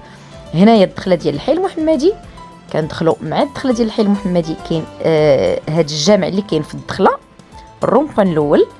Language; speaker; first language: Arabic; native; Arabic